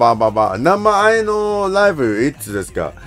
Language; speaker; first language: Japanese; non-native, learner; English